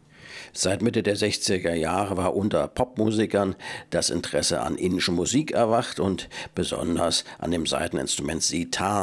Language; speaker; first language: German; native; German